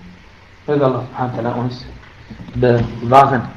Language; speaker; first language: German; non-native, fluent; Arabic